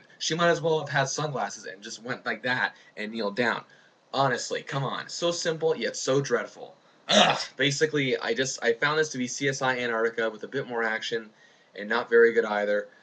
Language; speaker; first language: English; native; English